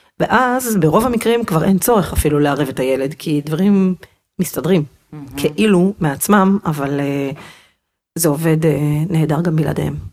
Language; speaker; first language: Hebrew; native; Hebrew